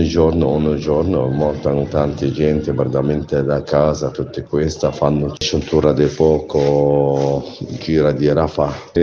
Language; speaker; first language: Italian; non-native, learner; Arabic